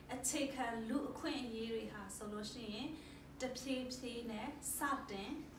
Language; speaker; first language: Burmese; non-native, local second language; Western Kayah